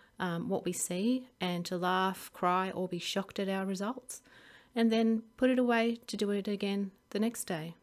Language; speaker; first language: English; native; English